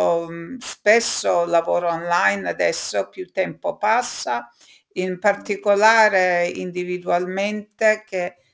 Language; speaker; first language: Italian; non-native, fluent; English